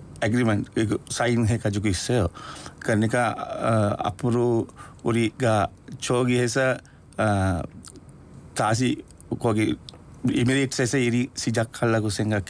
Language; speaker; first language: Korean; non-native, learner; Sinhala